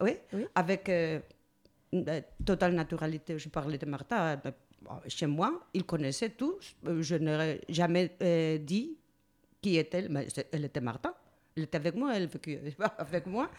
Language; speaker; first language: French; non-native, learner; Spanish